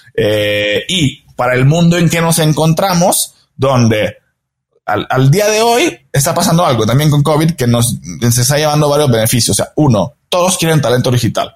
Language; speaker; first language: Spanish; non-native, fluent; Italian